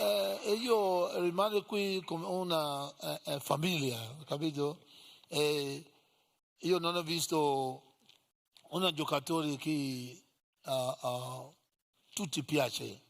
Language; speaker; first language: Italian; non-native, learner; English